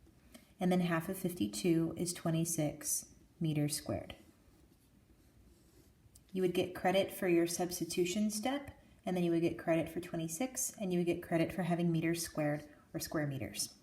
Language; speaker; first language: English; native; English